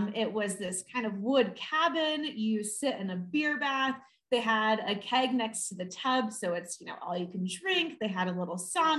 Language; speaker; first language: English; native; English